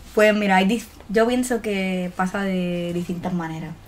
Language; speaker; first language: Spanish; native; Spanish